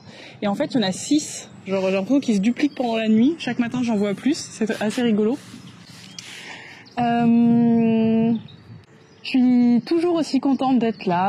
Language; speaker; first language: French; native; French